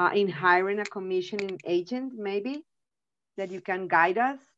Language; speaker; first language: English; non-native, fluent; Spanish